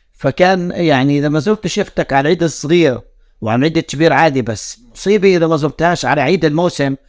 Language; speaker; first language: Arabic; native; Arabic